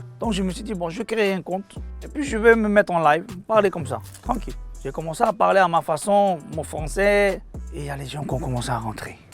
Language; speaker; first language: French; non-native, local second language; Korean